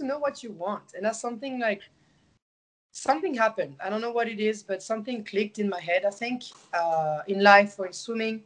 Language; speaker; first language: English; non-native, fluent; French